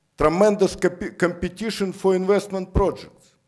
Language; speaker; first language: English; non-native, fluent; Russian